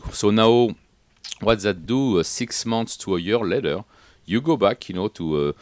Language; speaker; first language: English; non-native, fluent; French